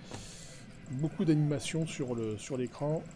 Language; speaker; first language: French; native; French